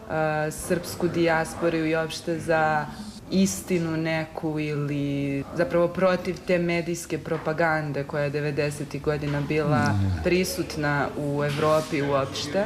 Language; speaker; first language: Serbian; native; Serbian